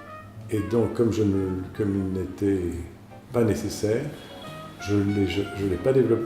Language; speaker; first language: French; non-native, fluent; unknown